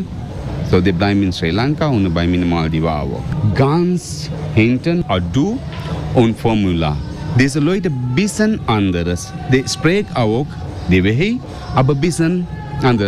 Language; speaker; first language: German; non-native, learner; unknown